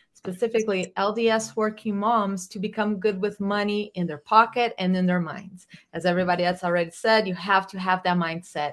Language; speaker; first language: English; non-native, fluent; Portuguese